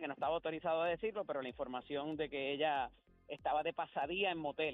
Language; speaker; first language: Spanish; native; Spanish